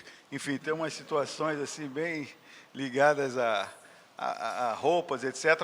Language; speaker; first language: Portuguese; native; Portuguese